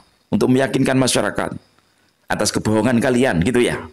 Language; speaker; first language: Indonesian; non-native, local second language; Javanese